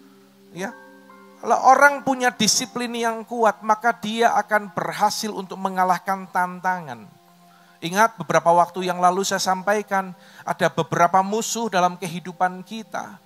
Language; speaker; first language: Indonesian; native; Indonesian